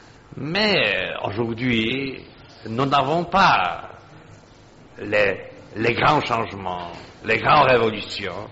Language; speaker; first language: French; non-native, fluent; Polish